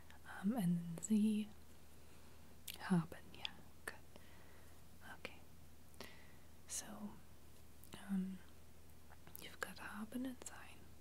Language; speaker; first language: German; non-native, fluent; English